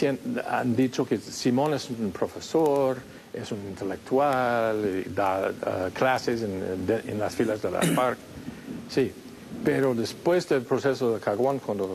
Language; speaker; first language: Spanish; non-native, fluent; English